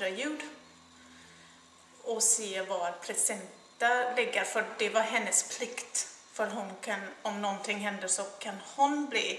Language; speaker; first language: Swedish; non-native, fluent; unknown